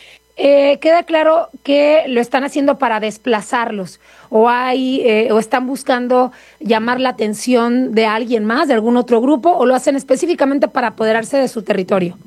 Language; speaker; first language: Spanish; native; Spanish